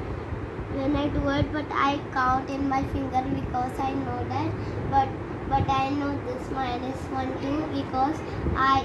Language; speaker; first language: English; non-native, learner; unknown